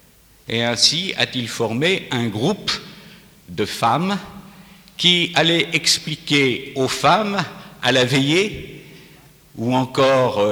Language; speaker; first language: French; native; French